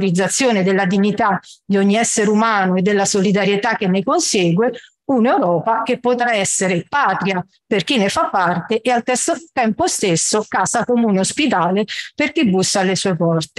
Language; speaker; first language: Italian; native; Italian